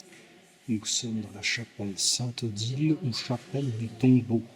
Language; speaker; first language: French; native; French